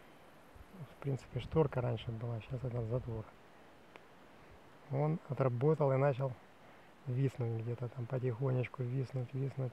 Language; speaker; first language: Russian; native; Russian